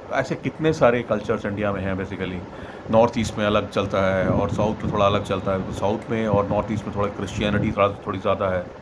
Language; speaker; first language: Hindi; non-native, local second language; Bangla